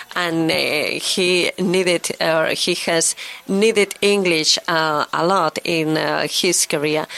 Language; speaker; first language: English; non-native, fluent; Catalan